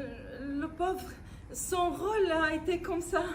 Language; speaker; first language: French; non-native, fluent; Arabic